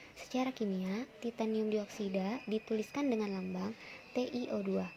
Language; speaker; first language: Indonesian; native; Indonesian